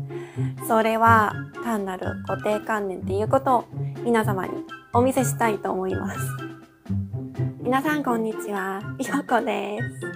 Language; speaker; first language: Japanese; non-native, fluent; Korean